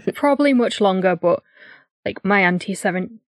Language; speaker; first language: English; native; English